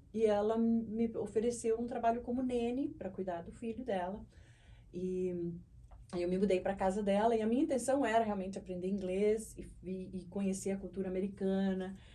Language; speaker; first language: Portuguese; native; Portuguese